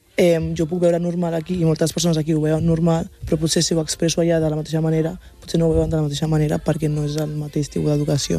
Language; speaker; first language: Catalan; early bilingual, other home language; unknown